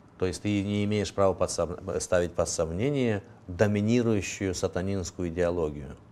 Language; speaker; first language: Russian; non-native, local second language; Romanian